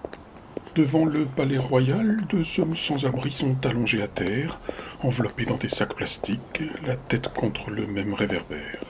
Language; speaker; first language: French; native; French